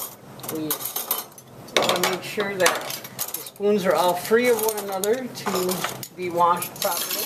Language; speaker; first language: English; native; English